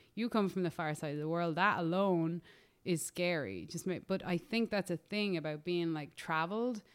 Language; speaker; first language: English; native; English